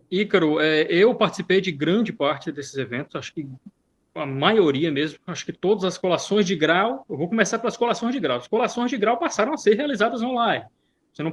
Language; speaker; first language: Portuguese; native; Portuguese